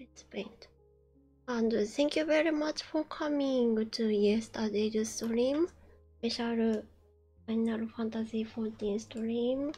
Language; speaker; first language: English; non-native, learner; Japanese